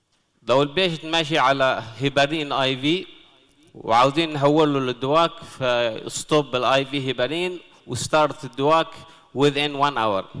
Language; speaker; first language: Arabic; native; Arabic